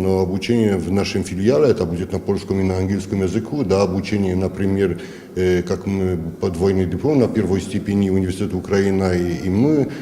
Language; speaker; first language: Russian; non-native, learner; Polish